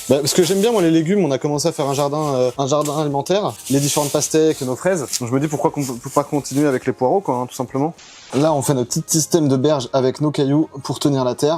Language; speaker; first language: French; native; French